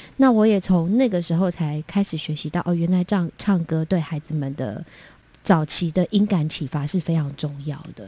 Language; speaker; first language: Chinese; non-native, local second language; Min Nan Chinese